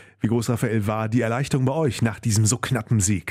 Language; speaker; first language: German; native; German